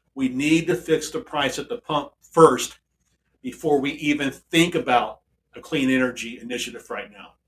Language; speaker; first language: English; native; English